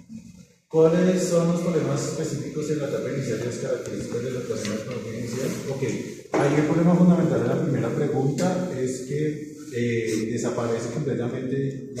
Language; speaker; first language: Spanish; native; Spanish